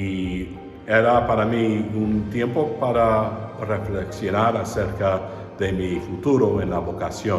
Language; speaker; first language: Spanish; non-native, fluent; English